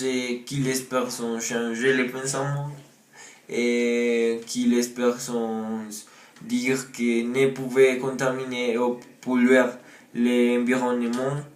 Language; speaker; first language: French; non-native, learner; Spanish